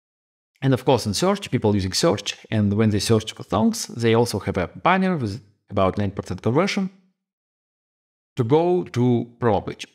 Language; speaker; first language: English; non-native, fluent; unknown